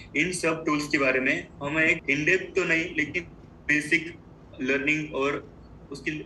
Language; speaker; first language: Hindi; non-native, local second language; Marathi